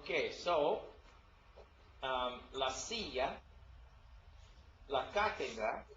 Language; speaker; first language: Spanish; non-native, learner; English